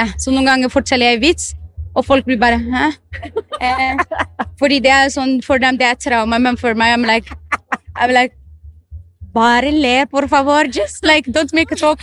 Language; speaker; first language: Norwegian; non-native, fluent; Arabic